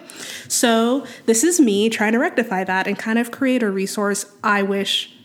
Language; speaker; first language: English; native; English